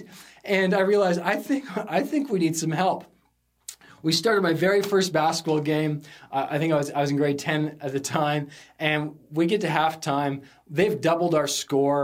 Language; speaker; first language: English; native; English